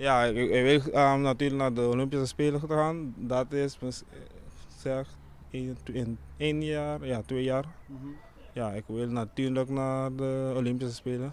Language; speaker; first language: Dutch; non-native, local second language; Papiamento